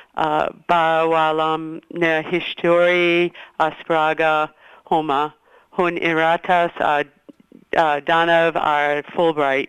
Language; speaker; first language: Irish; non-native, learner; English